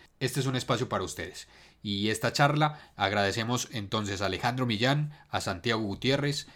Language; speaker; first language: Spanish; native; Spanish